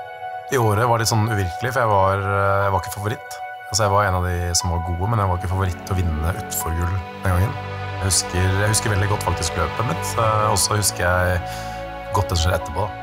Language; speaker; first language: Norwegian; native; Norwegian